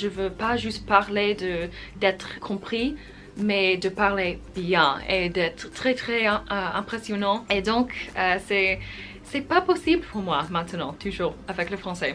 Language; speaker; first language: French; non-native, fluent; English